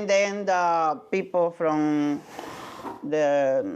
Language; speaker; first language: English; non-native, learner; Spanish